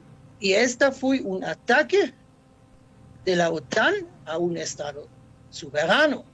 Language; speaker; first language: Spanish; non-native, fluent; German